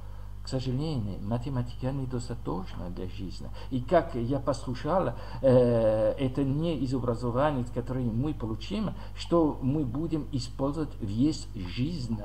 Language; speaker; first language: Russian; non-native, learner; French